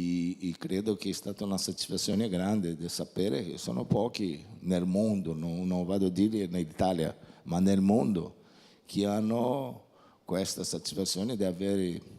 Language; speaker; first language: Italian; non-native, fluent; Portuguese